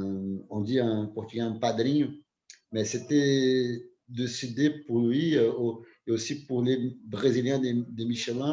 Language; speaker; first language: French; non-native, fluent; Portuguese